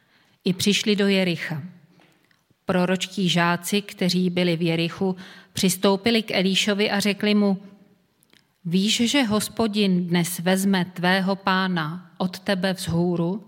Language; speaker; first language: Czech; native; Czech